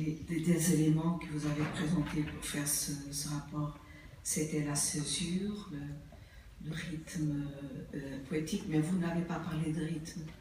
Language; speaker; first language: French; non-native, fluent; Portuguese